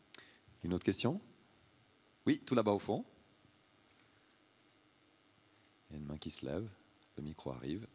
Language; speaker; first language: French; native; French